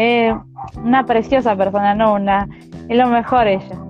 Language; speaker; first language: Spanish; native; Spanish